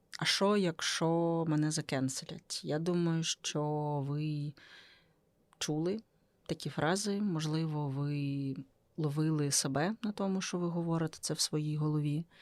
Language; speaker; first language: Ukrainian; native; Ukrainian